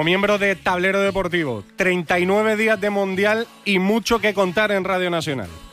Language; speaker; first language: Spanish; native; Spanish